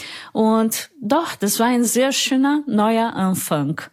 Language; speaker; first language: German; non-native, fluent; Portuguese